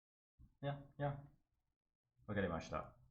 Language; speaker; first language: Japanese; non-native, learner; English